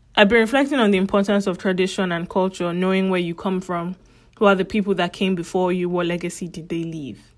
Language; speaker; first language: English; native; English